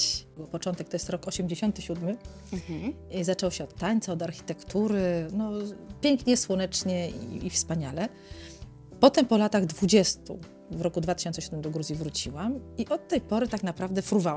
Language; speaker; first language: Polish; native; Polish